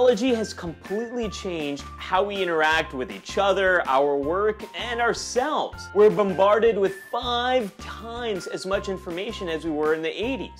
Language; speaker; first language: English; native; English